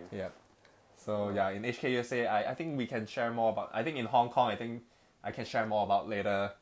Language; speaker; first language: English; non-native, local second language; Cantonese